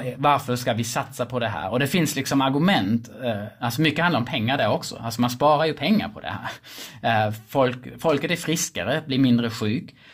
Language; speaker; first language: Swedish; non-native, fluent; German